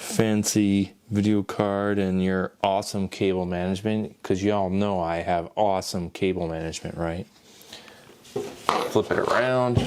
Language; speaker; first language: English; native; English